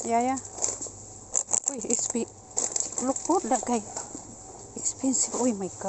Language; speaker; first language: English; non-native, local second language; Filipino